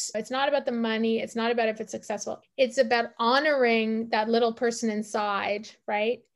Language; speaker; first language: English; native; English